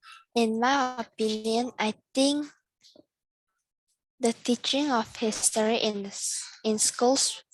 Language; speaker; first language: English; non-native, learner; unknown